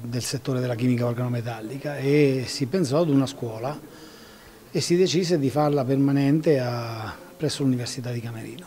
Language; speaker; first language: Italian; native; Italian